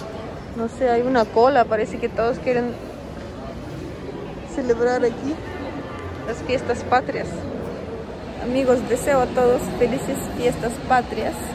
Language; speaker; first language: Spanish; non-native, fluent; Russian